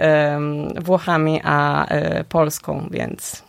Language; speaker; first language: Polish; early bilingual, heritage; Polish